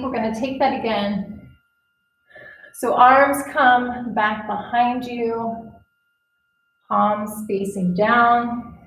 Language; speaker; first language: English; native; English